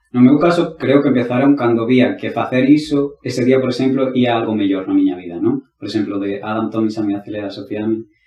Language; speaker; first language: Galician; non-native, local second language; Spanish